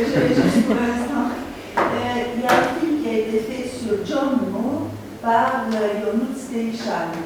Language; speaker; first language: French; non-native, fluent; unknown